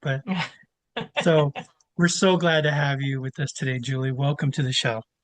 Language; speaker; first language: English; native; English